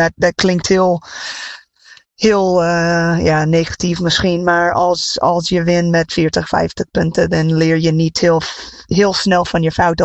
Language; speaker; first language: Dutch; non-native, fluent; English